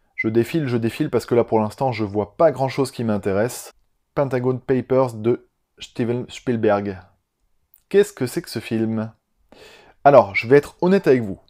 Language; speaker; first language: French; native; French